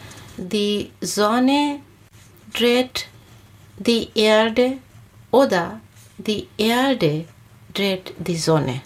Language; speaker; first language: German; non-native, learner; Bangla